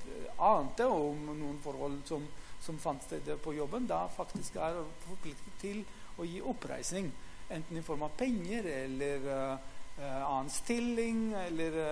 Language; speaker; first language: Norwegian; non-native, fluent; Greek